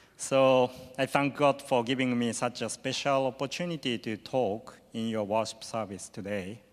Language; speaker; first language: English; non-native, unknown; Japanese